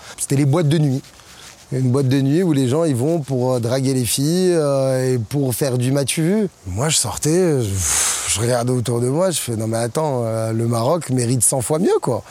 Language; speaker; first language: French; non-native, local second language; Arabic